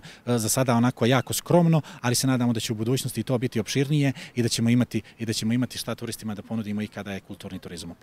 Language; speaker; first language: Croatian; native; Croatian